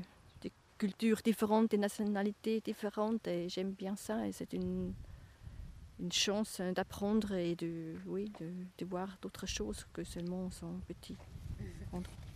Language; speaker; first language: French; non-native, fluent; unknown